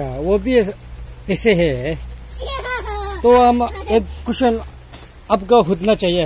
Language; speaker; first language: Hindi; non-native, local second language; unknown